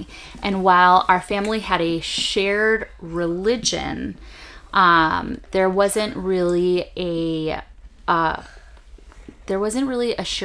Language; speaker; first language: English; native; English